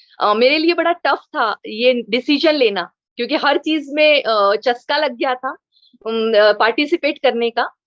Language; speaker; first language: Hindi; non-native, local second language; Marathi